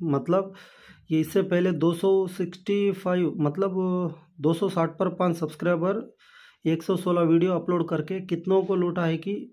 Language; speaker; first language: Hindi; non-native, local second language; Kannada